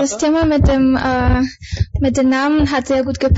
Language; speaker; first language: German; non-native, fluent; Bulgarian